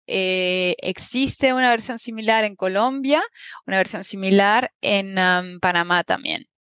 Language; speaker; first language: Spanish; native; Spanish